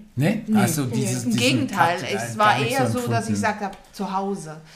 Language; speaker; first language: German; native; German